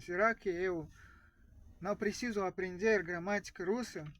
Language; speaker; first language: Portuguese; non-native, fluent; Russian